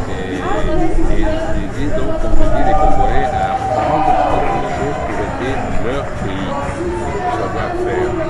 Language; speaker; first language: French; non-native, fluent; Greek